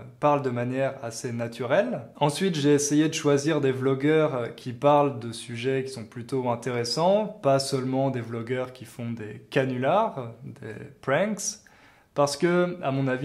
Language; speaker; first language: French; native; French